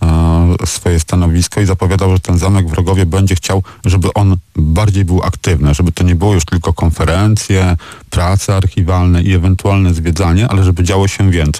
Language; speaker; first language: Polish; native; Polish